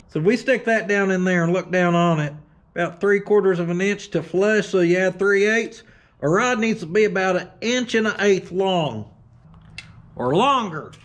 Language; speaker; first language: English; native; English